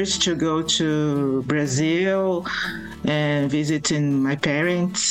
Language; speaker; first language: English; non-native, fluent; Portuguese